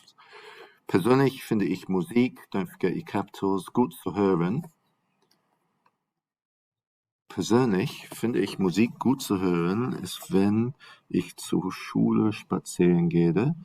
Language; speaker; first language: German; non-native, fluent; English